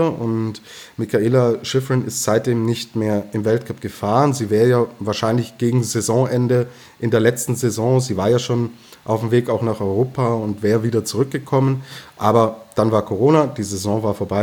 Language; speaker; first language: German; native; German